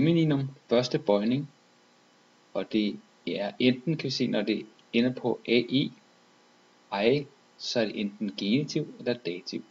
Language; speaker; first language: Danish; native; Danish